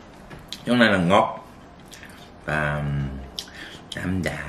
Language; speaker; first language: Vietnamese; non-native, learner; Korean